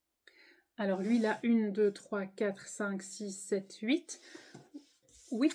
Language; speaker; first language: French; native; French